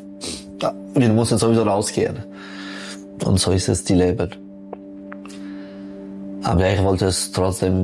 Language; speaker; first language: German; non-native, local second language; French